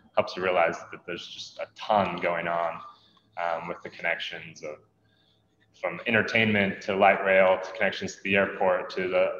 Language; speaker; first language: English; native; English